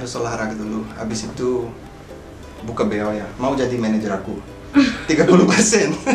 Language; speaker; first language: Indonesian; non-native, fluent; Portuguese